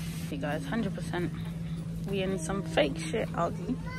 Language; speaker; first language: English; early bilingual, other home language; Portuguese